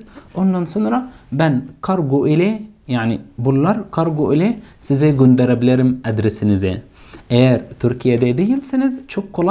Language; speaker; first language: Turkish; non-native, fluent; Arabic